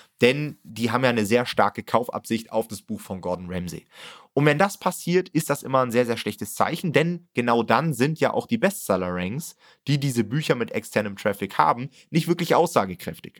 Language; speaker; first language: German; native; German